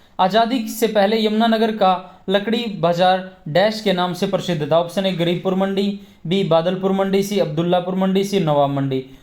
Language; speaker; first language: Hindi; native; Hindi